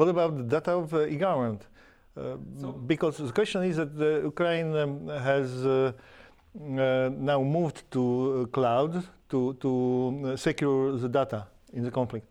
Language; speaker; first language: English; non-native, learner; Slovak